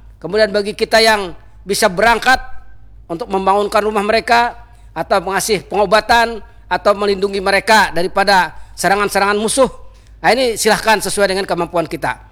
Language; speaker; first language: Malay; non-native, local second language; Banjar